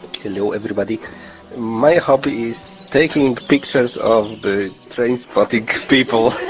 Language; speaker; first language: English; non-native, learner; Polish